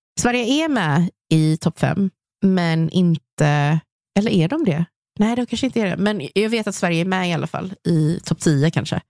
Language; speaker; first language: Swedish; native; Swedish